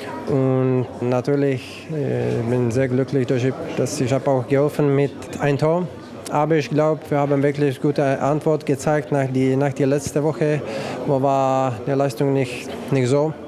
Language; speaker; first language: German; non-native, learner; Czech